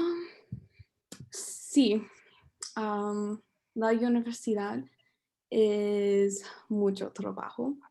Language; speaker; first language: Spanish; non-native, learner; English